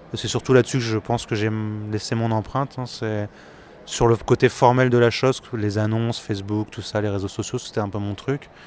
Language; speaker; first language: French; native; French